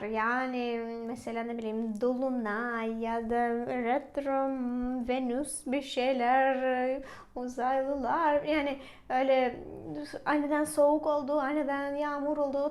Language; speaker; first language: Turkish; non-native, fluent; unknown